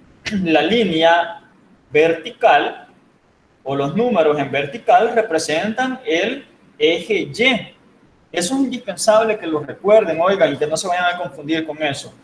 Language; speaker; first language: Spanish; native; Spanish